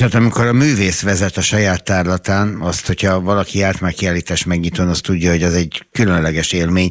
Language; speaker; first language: Hungarian; native; Hungarian